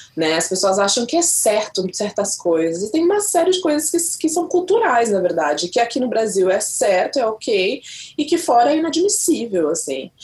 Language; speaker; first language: Portuguese; native; Portuguese